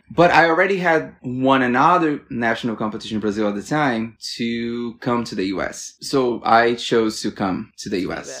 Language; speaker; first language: English; non-native, fluent; Portuguese